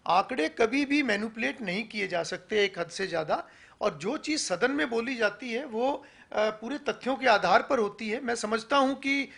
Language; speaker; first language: Hindi; native; Hindi